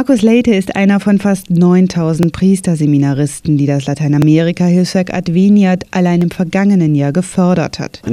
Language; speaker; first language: German; native; German